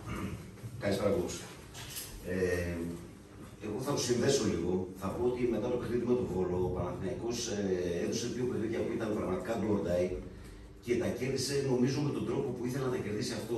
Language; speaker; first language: Greek; native; Greek